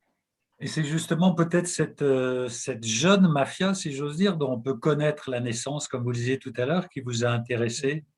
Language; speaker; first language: French; native; French